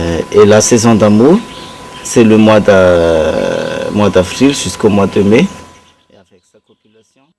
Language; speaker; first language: French; non-native, local second language; Malagasy